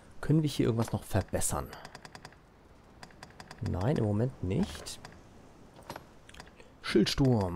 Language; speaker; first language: German; native; German